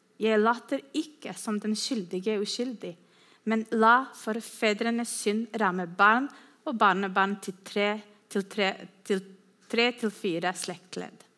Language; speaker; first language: Norwegian; non-native, fluent; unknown